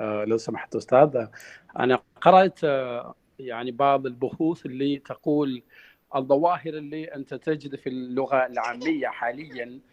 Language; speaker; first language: Arabic; non-native, fluent; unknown